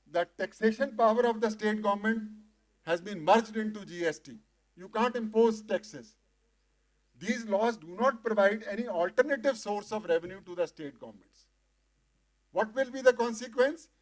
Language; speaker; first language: English; non-native, local second language; Punjabi